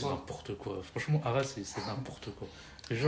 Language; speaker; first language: French; native; French